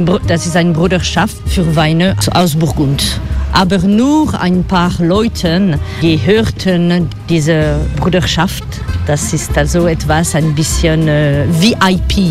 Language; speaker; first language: German; non-native, fluent; French